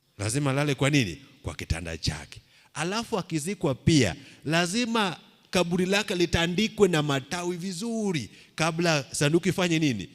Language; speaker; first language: Swahili; non-native, local second language; Luo (Kenya and Tanzania)